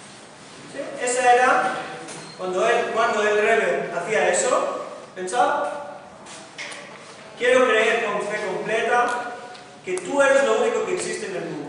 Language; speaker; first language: Spanish; non-native, fluent; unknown